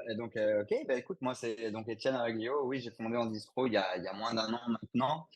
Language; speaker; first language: French; native; French